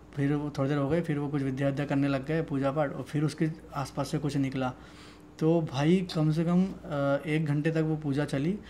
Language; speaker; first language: Hindi; native; Hindi